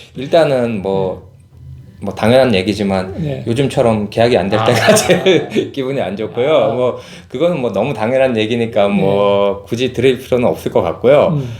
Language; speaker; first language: Korean; native; Korean